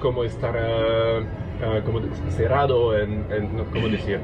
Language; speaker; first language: Spanish; non-native, learner; French